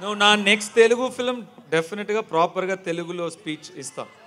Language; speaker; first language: Telugu; non-native, learner; Tamil